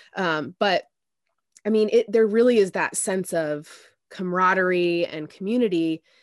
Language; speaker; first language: English; native; English